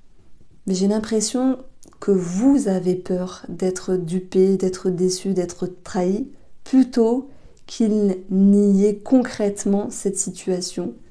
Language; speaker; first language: French; native; French